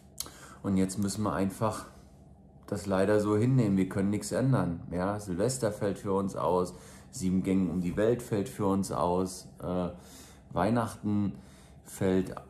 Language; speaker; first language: German; native; German